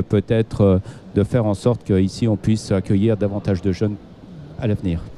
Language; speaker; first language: French; native; French